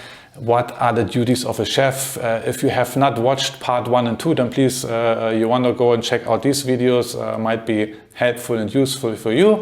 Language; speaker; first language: English; non-native, fluent; German